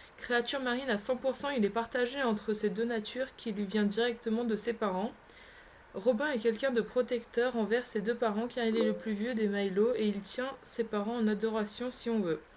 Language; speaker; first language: French; early bilingual, other home language; Polish